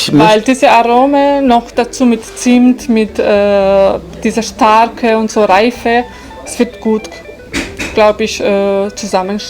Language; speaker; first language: German; non-native, fluent; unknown